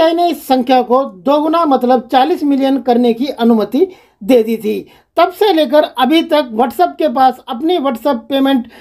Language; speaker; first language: Hindi; native; Hindi